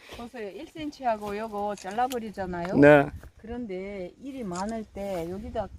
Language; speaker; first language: Korean; non-native, fluent; Uzbek